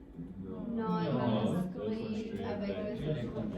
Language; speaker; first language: French; non-native, learner; English